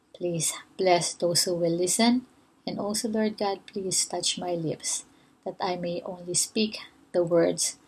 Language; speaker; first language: English; non-native, local second language; Filipino